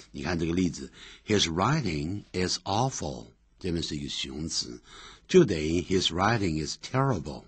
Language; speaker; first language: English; non-native, fluent; Chinese